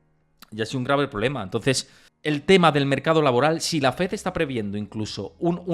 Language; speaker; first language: Spanish; native; Spanish